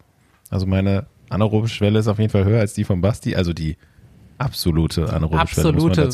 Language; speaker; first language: German; native; German